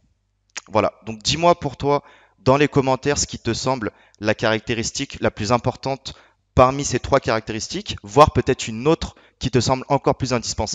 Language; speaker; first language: French; native; French